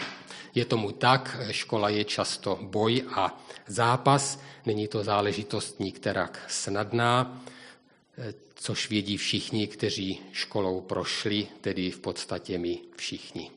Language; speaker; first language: Czech; native; Czech